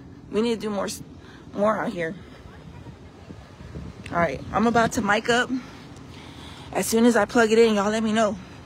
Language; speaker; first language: English; early bilingual, other home language; Spanish